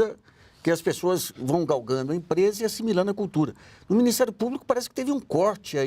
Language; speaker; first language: Portuguese; native; Portuguese